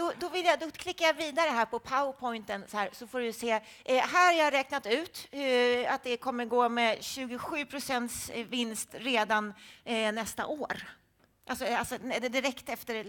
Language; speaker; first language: Swedish; native; Swedish